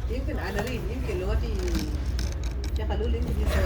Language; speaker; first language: Arabic; native; Arabic